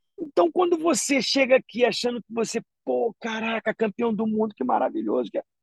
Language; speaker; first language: Portuguese; native; Portuguese